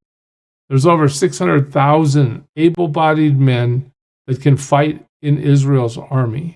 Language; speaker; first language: English; native; English